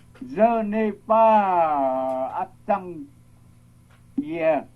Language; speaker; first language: French; non-native, learner; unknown